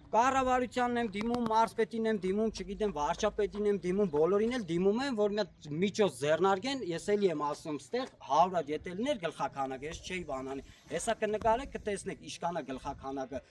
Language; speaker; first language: Armenian; native; Armenian